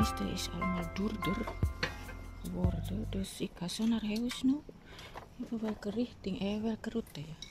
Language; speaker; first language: Dutch; non-native, learner; Indonesian